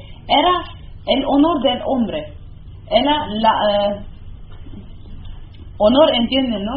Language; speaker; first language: Spanish; non-native, learner; Kurdish